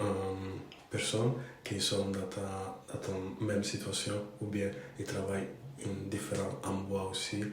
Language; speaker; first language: French; non-native, fluent; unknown